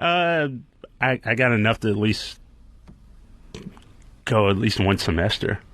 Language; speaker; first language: English; native; English